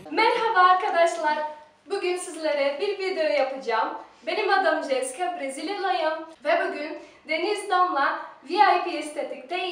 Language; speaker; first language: Turkish; non-native, learner; Portuguese